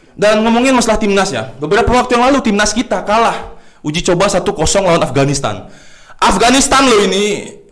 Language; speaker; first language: Indonesian; native; Indonesian